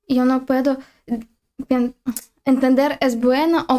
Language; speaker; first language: Spanish; non-native, learner; Ukrainian